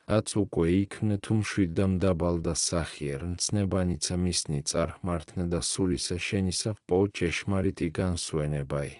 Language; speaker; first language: Georgian; native; Georgian